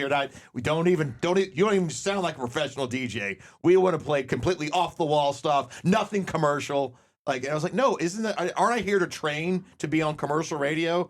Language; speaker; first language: English; native; English